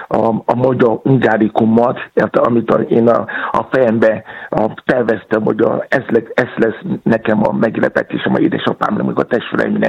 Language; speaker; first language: Hungarian; non-native, fluent; Yoruba